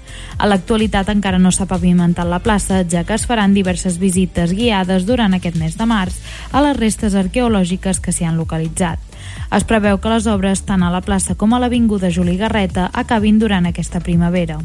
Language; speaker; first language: Catalan; native; Catalan